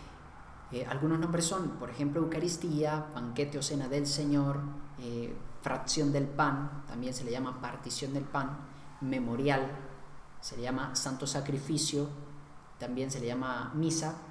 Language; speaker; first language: Spanish; native; Spanish